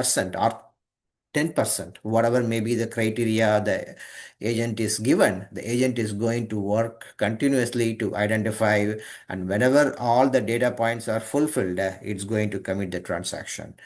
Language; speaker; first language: English; non-native, local second language; Tamil